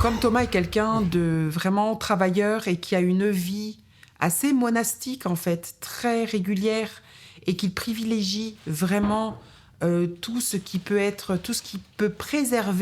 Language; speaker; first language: French; native; French